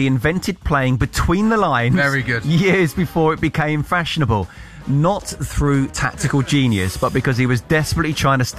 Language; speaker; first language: English; native; English